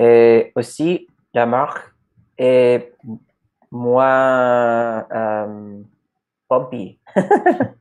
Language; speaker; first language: French; non-native, learner; English